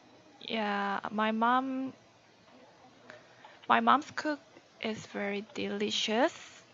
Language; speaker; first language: English; non-native, learner; Korean